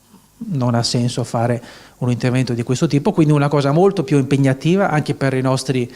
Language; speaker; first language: Italian; native; Italian